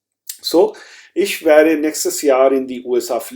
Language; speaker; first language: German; non-native, fluent; Urdu